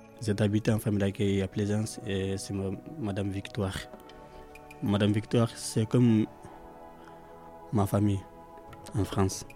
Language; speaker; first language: French; non-native, learner; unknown